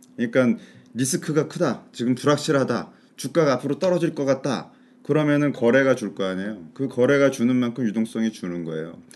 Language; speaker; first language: Korean; native; Korean